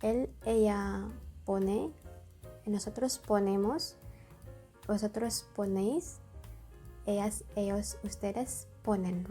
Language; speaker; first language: Spanish; non-native, learner; Indonesian